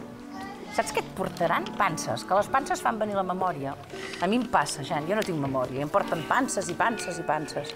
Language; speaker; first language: Catalan; native; Catalan